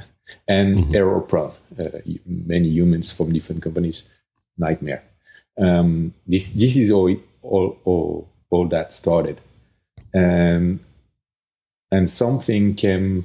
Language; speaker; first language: English; non-native, fluent; French